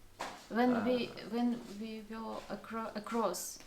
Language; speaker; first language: English; non-native, learner; Russian